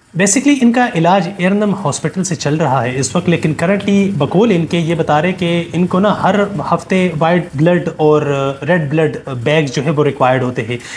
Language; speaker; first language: Urdu; non-native, local second language; Pashto